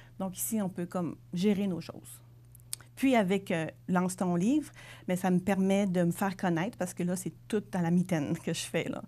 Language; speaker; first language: French; native; French